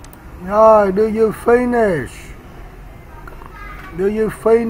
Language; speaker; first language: English; non-native, learner; Vietnamese